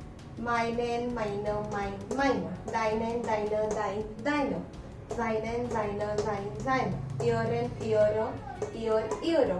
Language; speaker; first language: German; non-native, fluent; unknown